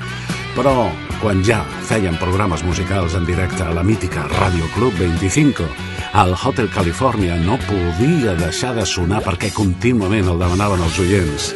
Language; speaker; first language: Catalan; native; Catalan